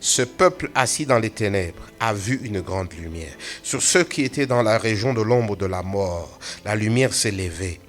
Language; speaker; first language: French; non-native, local second language; Swahili